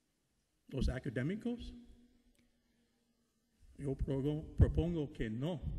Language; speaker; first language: Spanish; non-native, fluent; English